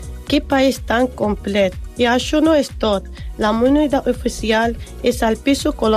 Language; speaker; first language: Catalan; non-native, learner; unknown